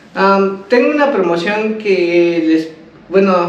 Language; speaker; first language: Spanish; native; Spanish